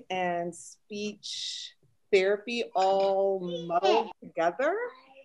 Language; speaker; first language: English; early bilingual, other home language; Spanish